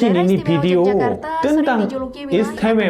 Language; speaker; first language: Indonesian; non-native, learner; Korean